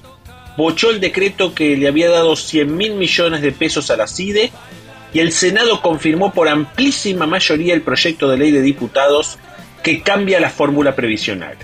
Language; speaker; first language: Spanish; native; Spanish